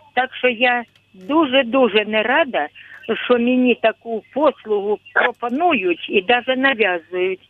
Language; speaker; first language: Ukrainian; native; Ukrainian